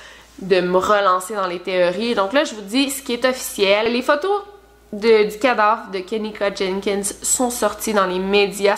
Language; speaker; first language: French; native; French